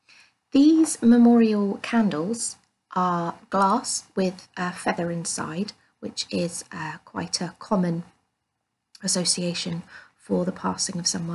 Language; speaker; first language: English; native; English